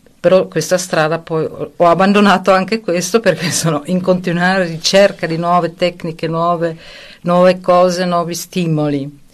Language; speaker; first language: Italian; non-native, fluent; Czech